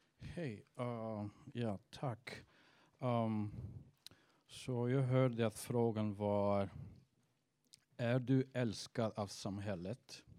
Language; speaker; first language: Swedish; non-native, fluent; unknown